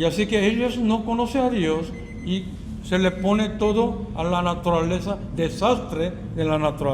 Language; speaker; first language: Spanish; non-native, fluent; Korean